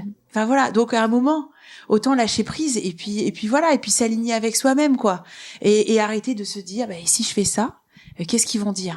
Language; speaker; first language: French; native; French